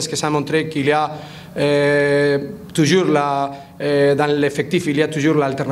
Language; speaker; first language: French; non-native, fluent; Spanish